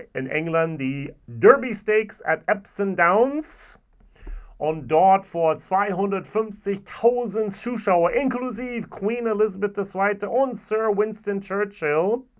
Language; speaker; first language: German; non-native, fluent; English